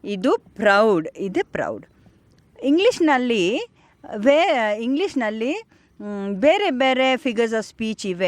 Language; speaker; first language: Kannada; non-native, learner; Konkani